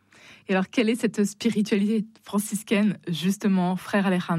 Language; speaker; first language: French; native; French